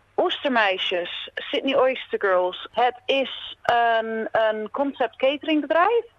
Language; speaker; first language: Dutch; native; Dutch